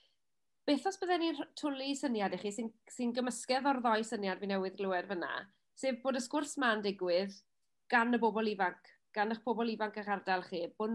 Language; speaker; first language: Welsh; native; Welsh